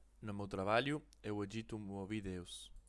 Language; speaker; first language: Portuguese; non-native, learner; Spanish